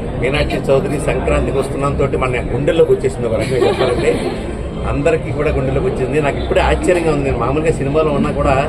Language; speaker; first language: Telugu; native; Telugu